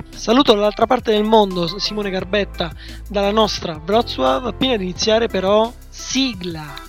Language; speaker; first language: Italian; native; Italian